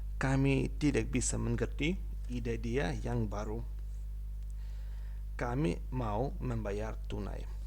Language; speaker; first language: Indonesian; non-native, fluent; Ukrainian